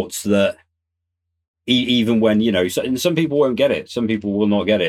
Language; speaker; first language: English; native; English